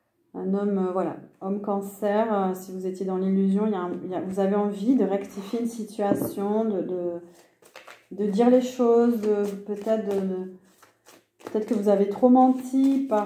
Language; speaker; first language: French; native; French